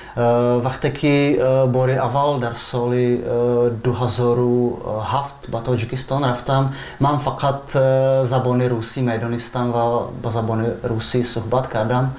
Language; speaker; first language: Persian; non-native, fluent; Slovak